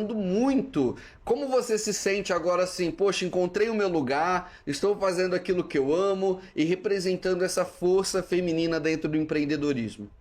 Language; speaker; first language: Portuguese; native; Portuguese